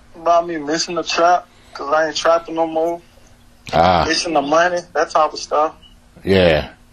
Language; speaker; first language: English; early bilingual, other home language; Haitian Creole